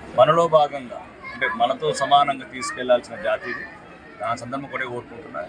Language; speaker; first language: Telugu; native; Telugu